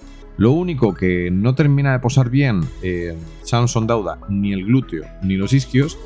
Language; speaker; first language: Spanish; native; Spanish